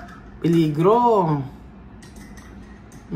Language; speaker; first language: Spanish; non-native, learner; Filipino